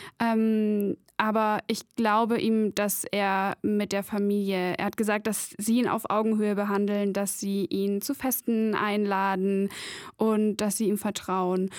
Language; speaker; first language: German; native; German